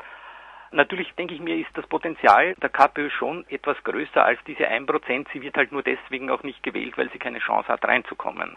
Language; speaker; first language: German; native; German